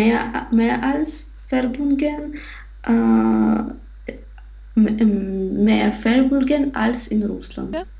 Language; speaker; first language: German; non-native, learner; Russian